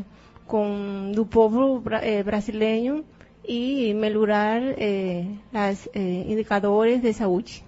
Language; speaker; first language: Portuguese; non-native, learner; Spanish